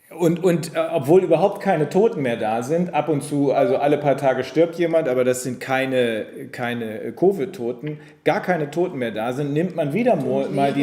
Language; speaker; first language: German; native; German